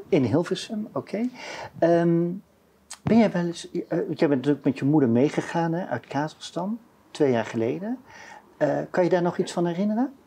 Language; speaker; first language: Dutch; native; Dutch